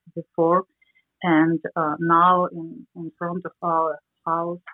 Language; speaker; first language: English; non-native, learner; Russian